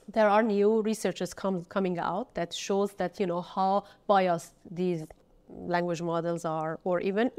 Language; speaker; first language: English; non-native, fluent; Persian